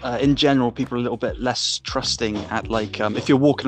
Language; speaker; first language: English; native; English